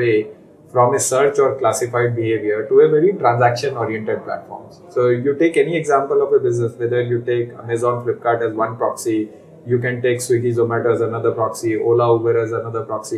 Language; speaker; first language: English; non-native, local second language; Hindi